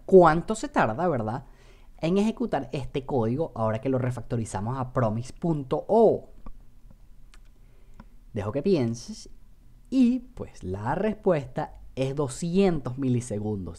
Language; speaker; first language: Spanish; native; Spanish